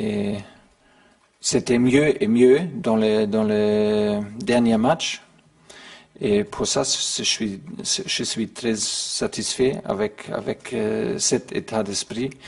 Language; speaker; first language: French; non-native, learner; German